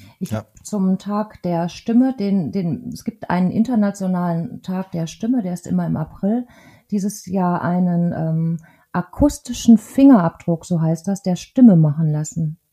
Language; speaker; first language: German; native; German